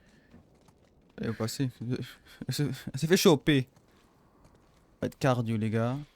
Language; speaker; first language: French; native; French